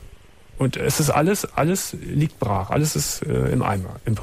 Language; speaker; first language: German; native; German